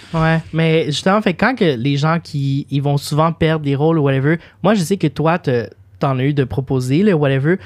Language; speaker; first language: French; native; French